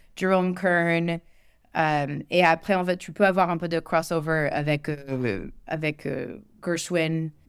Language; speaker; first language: French; non-native, fluent; English